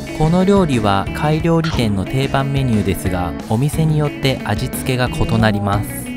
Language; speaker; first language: Japanese; native; Japanese